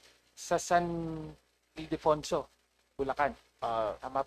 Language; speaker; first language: Filipino; native; Filipino